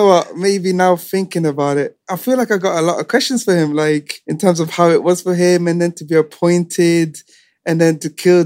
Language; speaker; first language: English; non-native, fluent; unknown